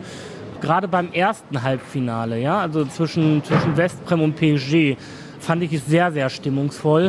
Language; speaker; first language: German; native; German